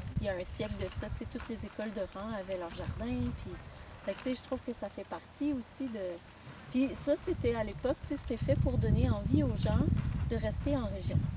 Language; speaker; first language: French; native; French